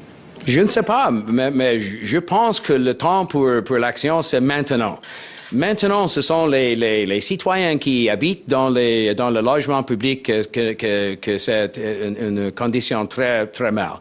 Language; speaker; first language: French; non-native, learner; English